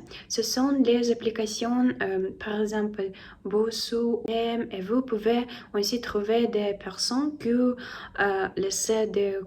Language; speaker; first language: French; non-native, learner; Russian